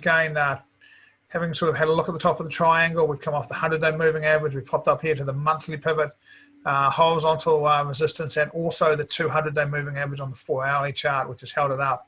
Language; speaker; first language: English; native; English